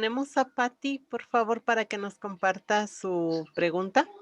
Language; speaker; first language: Spanish; native; Spanish